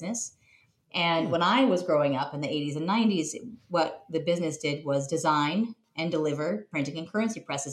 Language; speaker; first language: English; native; English